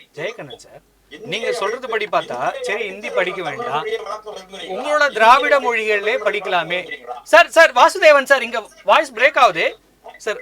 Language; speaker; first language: Tamil; native; Tamil